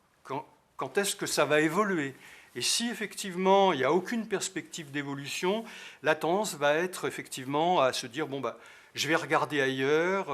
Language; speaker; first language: French; native; French